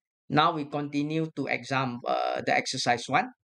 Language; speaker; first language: English; non-native, local second language; Malay